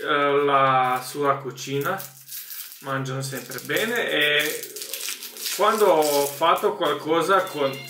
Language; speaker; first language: Italian; non-native, learner; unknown